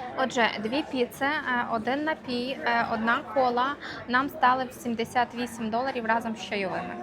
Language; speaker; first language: Ukrainian; native; Ukrainian